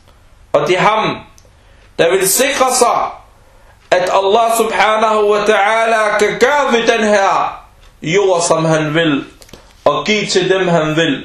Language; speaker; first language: Danish; early bilingual, other home language; Arabic